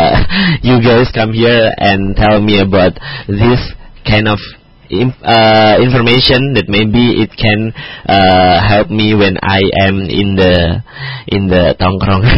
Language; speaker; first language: English; non-native, learner; Indonesian